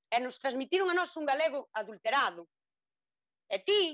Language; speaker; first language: Spanish; non-native, local second language; Galician